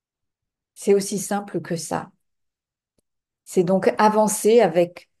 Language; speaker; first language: French; native; French